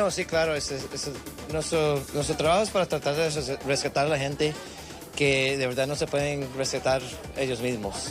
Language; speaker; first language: Spanish; early bilingual, heritage; Spanish